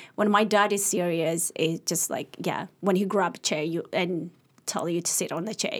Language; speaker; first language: English; early bilingual, other home language; Arabic